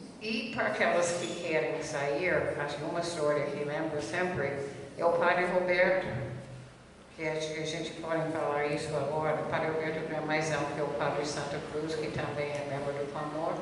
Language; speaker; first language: Portuguese; non-native, fluent; English